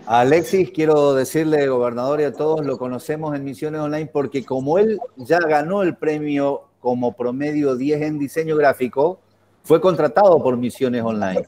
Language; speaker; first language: Spanish; native; Spanish